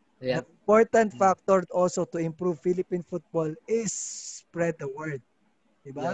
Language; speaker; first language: English; non-native, local second language; Filipino